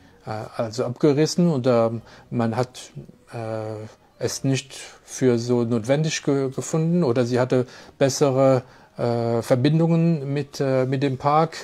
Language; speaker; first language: German; non-native, fluent; French